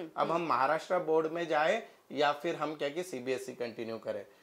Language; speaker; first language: Hindi; non-native, local second language; Marathi